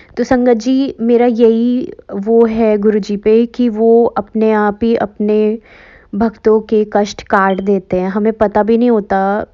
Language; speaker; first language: Hindi; native; Hindi